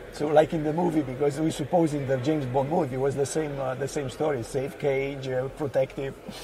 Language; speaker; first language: English; non-native, fluent; Romanian